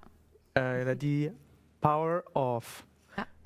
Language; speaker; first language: French; non-native, fluent; German